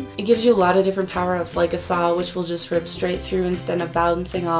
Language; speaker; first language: English; native; English